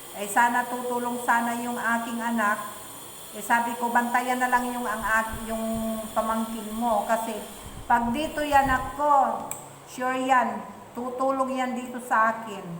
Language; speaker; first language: Filipino; native; Filipino